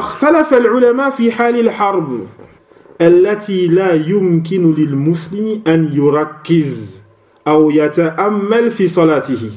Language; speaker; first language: Arabic; non-native, fluent; French